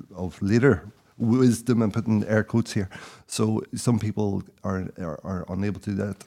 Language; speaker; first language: English; native; English